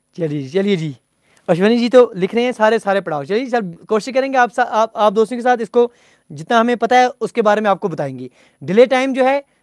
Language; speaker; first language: Hindi; non-native, local second language; Punjabi